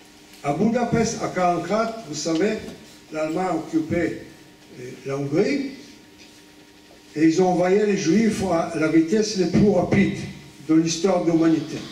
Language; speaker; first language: French; non-native, fluent; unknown